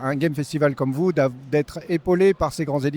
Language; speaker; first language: French; native; French